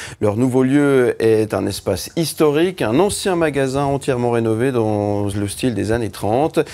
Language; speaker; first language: French; native; French